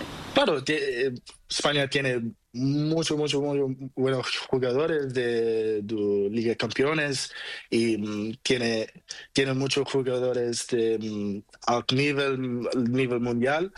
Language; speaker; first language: Spanish; non-native, learner; Portuguese